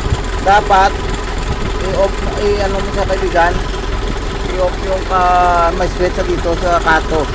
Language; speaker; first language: Filipino; non-native, local second language; Cebuano